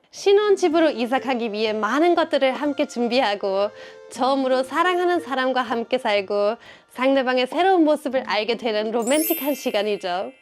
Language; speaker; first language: Korean; non-native, fluent; German